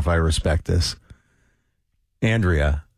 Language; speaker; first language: English; native; English